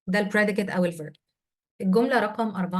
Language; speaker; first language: Arabic; native; Arabic